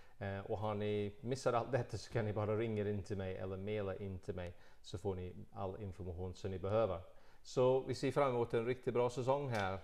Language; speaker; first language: Swedish; non-native, fluent; English